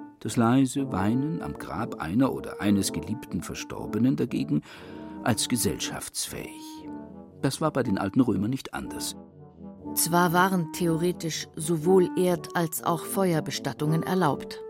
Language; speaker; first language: German; native; German